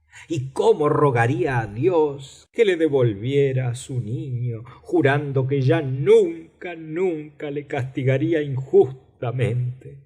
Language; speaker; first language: Spanish; native; Spanish